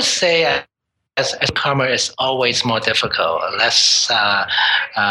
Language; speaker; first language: English; non-native, local second language; Cantonese